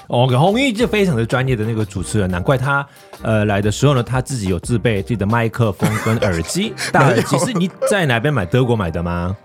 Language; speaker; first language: Chinese; non-native, fluent; Korean